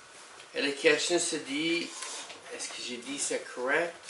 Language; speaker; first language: French; non-native, learner; English